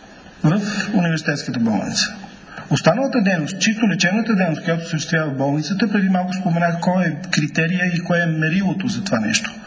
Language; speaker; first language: Bulgarian; native; Bulgarian